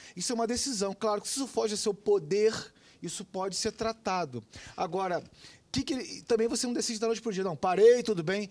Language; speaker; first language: Portuguese; native; Portuguese